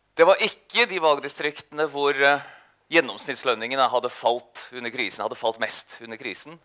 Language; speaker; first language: Norwegian; native; Norwegian